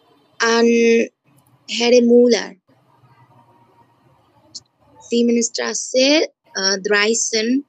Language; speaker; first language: German; non-native, learner; Bangla